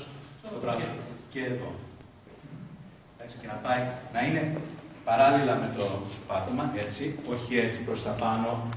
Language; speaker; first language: Greek; early bilingual, heritage; Greek